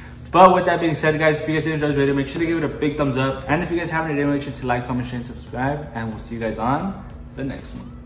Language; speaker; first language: English; early bilingual, other home language; Spanish